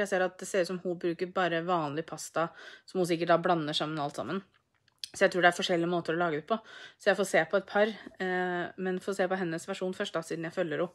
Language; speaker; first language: Norwegian; native; Norwegian